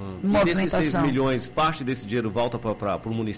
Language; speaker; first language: Portuguese; native; Portuguese